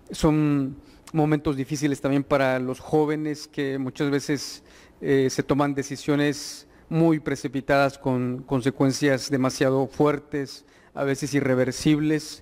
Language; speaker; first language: Spanish; native; Spanish